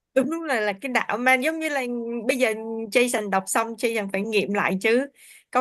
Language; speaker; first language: Vietnamese; native; Vietnamese